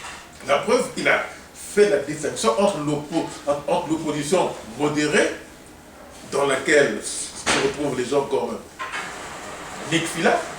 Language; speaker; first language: French; non-native, local second language; Lingala